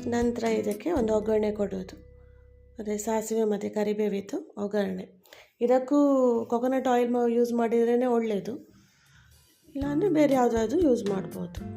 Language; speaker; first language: Kannada; non-native, local second language; Konkani